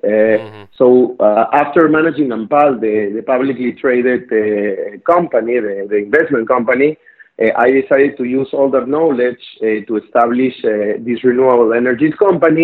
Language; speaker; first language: English; non-native, fluent; Spanish